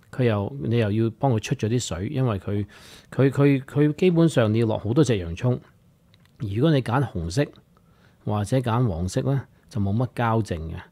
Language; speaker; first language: Cantonese; native; Cantonese